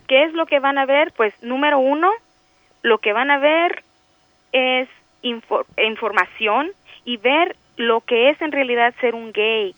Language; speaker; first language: Spanish; early bilingual, heritage; Spanish